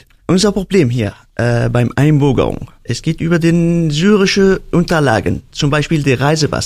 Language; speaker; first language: German; non-native, learner; Arabic